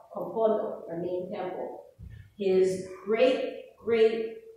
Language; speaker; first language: English; native; English